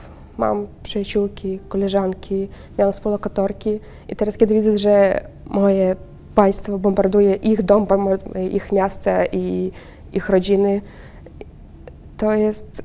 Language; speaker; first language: Polish; non-native, fluent; Russian